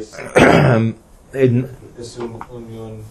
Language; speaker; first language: Spanish; non-native, learner; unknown